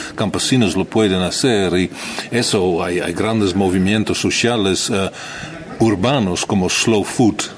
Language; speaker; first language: Spanish; non-native, fluent; Dutch